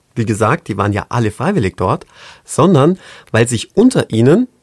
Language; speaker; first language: German; non-native, fluent; English